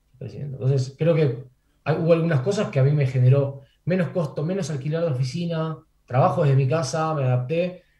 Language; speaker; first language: Spanish; native; Spanish